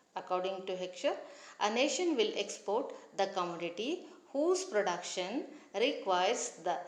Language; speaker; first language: English; non-native, local second language; Kannada